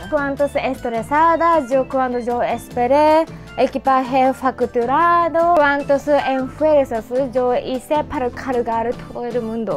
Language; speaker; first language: Spanish; non-native, learner; Japanese